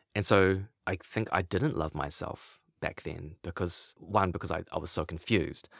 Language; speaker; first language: English; native; English